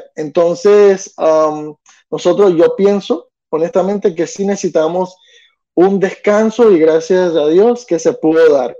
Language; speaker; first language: Spanish; early bilingual, other home language; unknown